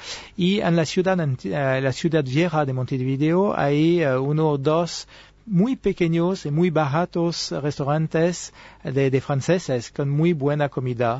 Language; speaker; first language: Spanish; non-native, fluent; French